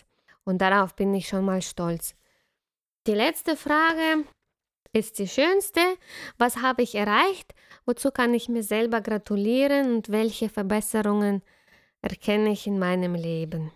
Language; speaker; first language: German; non-native, fluent; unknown